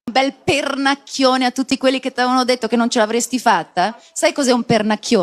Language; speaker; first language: Italian; native; Italian